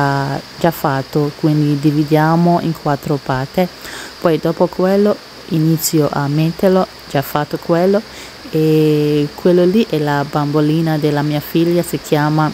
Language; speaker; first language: Italian; non-native, learner; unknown